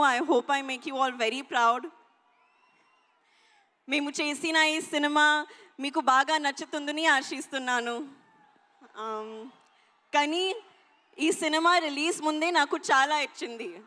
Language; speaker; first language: Telugu; non-native, learner; Hindi